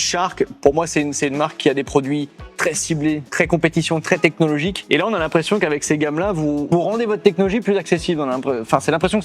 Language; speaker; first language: French; native; French